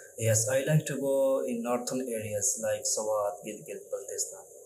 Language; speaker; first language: English; non-native, learner; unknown